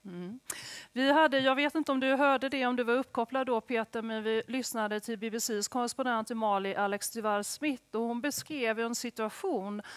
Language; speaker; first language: Swedish; native; Swedish